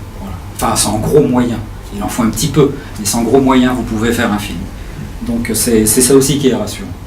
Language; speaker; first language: French; native; French